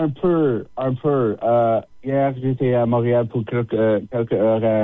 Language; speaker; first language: French; non-native, local second language; English